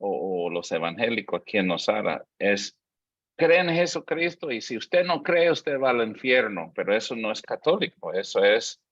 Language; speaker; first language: Spanish; non-native, fluent; English